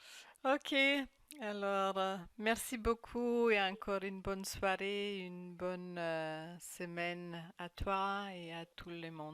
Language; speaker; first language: French; non-native, fluent; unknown